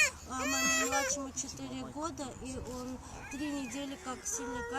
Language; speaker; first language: Russian; non-native, fluent; Armenian